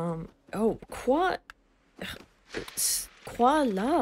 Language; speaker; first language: French; non-native, learner; English